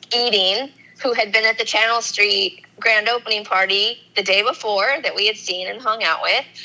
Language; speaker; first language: English; native; English